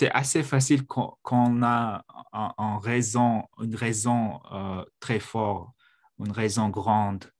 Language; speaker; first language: French; non-native, fluent; Mongolian